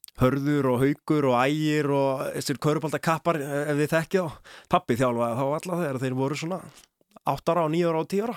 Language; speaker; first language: Icelandic; native; Icelandic